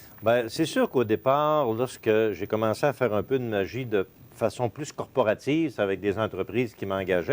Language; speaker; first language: French; native; French